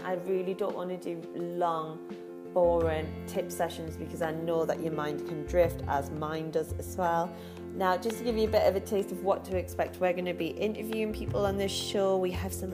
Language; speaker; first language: English; native; English